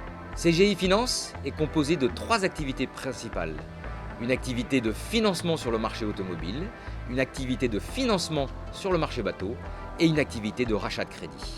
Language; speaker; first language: French; native; French